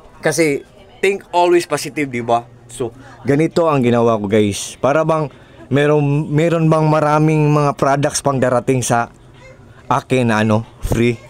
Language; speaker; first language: Filipino; non-native, local second language; Cebuano